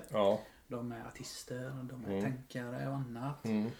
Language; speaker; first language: Swedish; native; Swedish